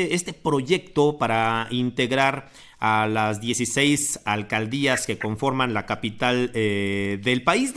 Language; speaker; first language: Spanish; native; Spanish